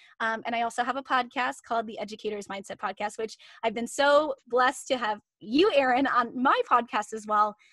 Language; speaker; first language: English; native; English